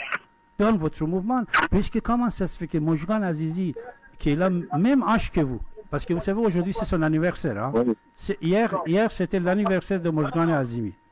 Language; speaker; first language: French; non-native, fluent; Persian